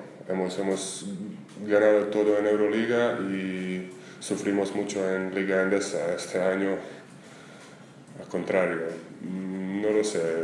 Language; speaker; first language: Spanish; non-native, fluent; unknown